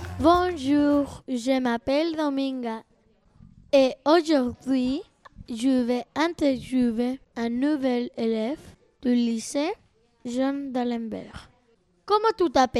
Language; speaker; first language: French; non-native, learner; Spanish